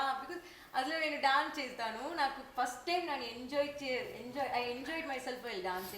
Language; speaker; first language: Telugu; non-native, learner; Tamil